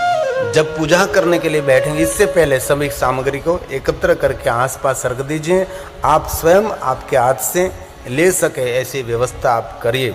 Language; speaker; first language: Hindi; non-native, local second language; Gujarati